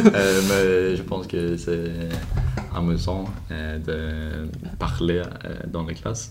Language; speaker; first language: French; non-native, learner; Swedish